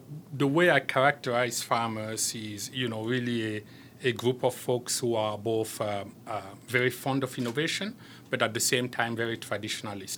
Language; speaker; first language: English; non-native, local second language; French